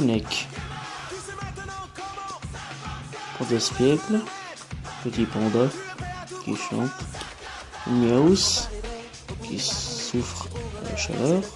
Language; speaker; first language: French; native; French